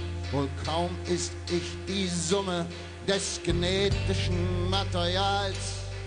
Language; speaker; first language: German; native; German